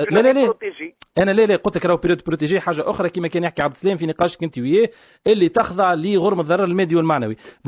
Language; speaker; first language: Arabic; native; Arabic